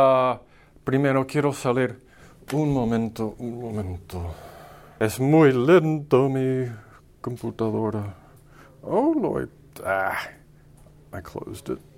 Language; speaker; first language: Spanish; non-native, fluent; English